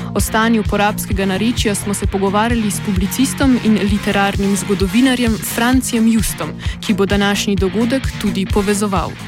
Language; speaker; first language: Slovenian; native; Slovenian